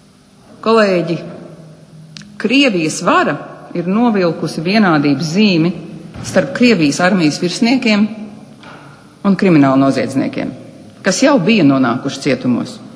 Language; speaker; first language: Latvian; native; Latvian